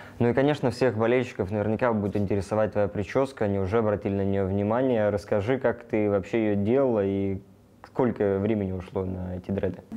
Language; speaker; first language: Russian; native; Russian